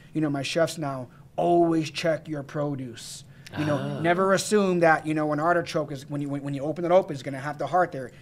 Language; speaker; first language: English; native; English